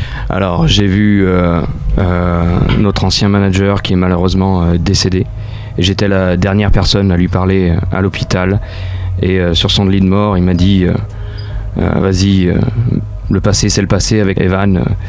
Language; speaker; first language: French; native; French